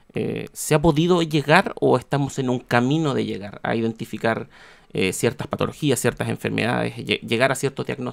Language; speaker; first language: Spanish; native; Spanish